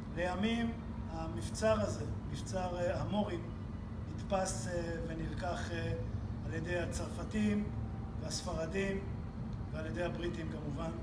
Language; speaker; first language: Hebrew; native; Hebrew